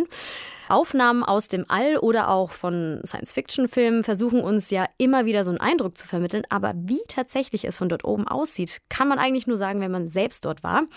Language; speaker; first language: German; native; German